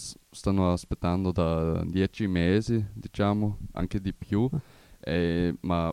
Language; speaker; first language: Italian; non-native, learner; German